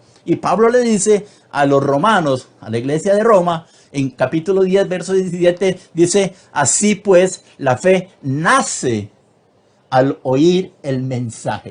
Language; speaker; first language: Spanish; native; Spanish